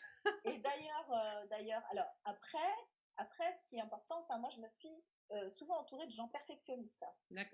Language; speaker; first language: French; native; French